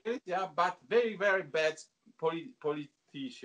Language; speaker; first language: English; non-native, learner; Italian